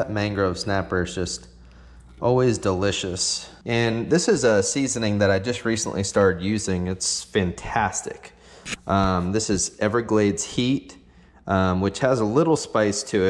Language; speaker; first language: English; native; English